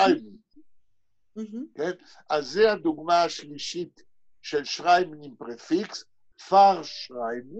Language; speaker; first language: Hebrew; native; Hebrew